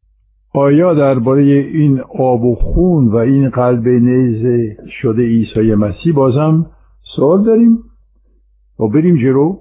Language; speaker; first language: Persian; non-native, fluent; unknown